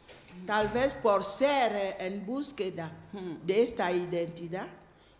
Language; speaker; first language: Spanish; non-native, fluent; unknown